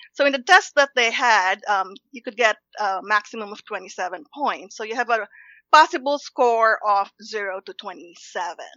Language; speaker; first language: English; non-native, local second language; Filipino